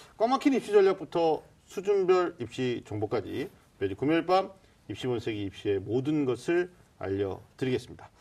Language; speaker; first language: Korean; native; Korean